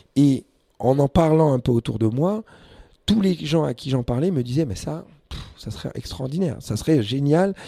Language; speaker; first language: French; early bilingual, other home language; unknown